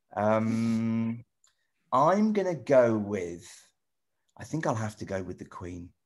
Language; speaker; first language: English; native; English